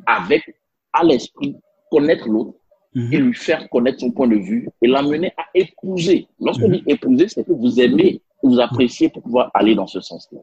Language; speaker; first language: French; non-native, local second language; Spanish